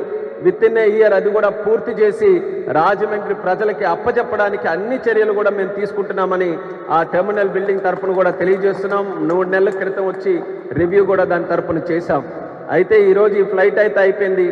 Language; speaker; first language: Telugu; native; Telugu